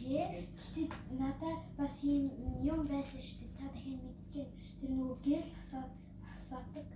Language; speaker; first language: Mongolian; early bilingual, heritage; Mongolian